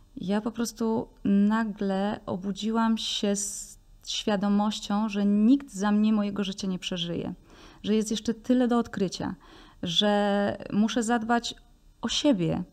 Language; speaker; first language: Polish; native; Polish